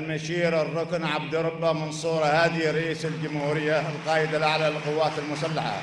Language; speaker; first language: Arabic; native; Arabic